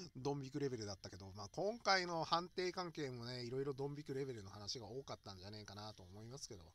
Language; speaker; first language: Japanese; native; Japanese